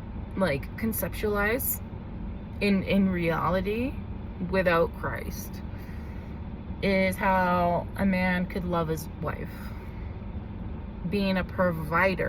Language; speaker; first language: English; native; English